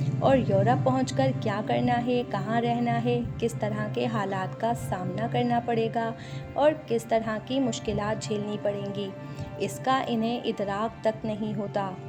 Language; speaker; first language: Urdu; non-native, local second language; Punjabi